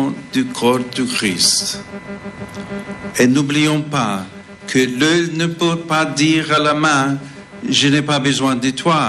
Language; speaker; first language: French; non-native, fluent; English